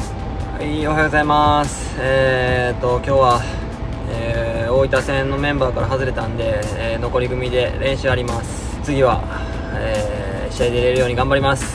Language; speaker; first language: Japanese; native; Japanese